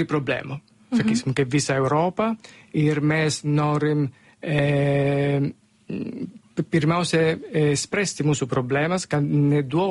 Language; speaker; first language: Lithuanian; non-native, learner; Italian